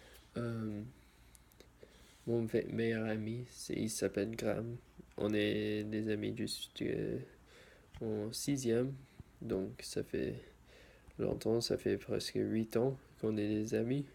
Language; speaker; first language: French; non-native, learner; English